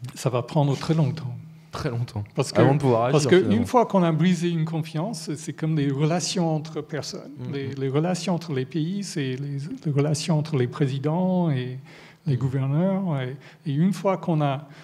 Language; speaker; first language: French; non-native, fluent; English